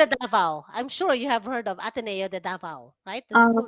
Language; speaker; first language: English; non-native, fluent; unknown